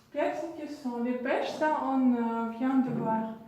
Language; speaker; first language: French; non-native, fluent; Russian